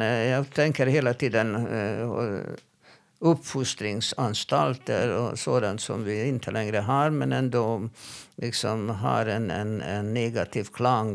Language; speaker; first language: Swedish; non-native, fluent; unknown